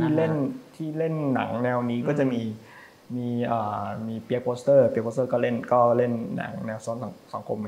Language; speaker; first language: Thai; native; Thai